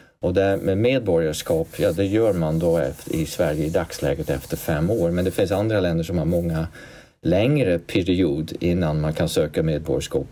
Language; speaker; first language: Swedish; non-native, fluent; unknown